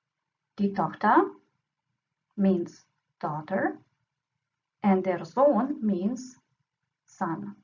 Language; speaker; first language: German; non-native, fluent; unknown